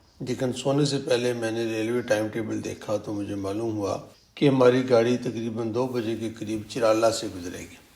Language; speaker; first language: Urdu; native; Urdu